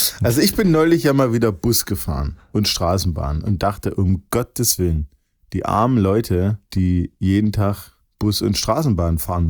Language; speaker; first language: German; native; German